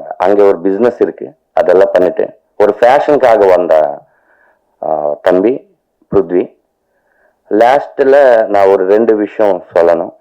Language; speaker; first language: Tamil; non-native, learner; Telugu